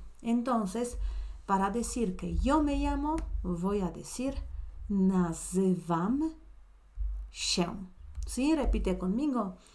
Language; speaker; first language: Spanish; non-native, fluent; Polish